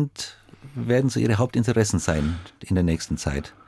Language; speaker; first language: German; native; German